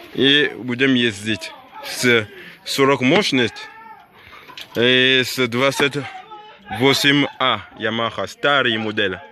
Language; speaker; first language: Russian; non-native, learner; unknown